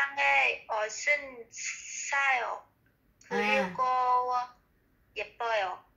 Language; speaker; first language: Korean; non-native, learner; Vietnamese